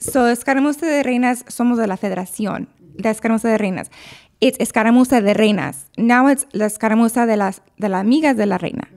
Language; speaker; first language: Spanish; early bilingual, heritage; Spanish